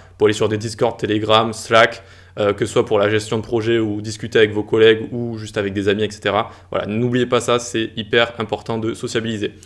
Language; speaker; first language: French; native; French